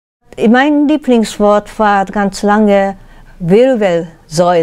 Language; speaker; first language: German; non-native, fluent; Japanese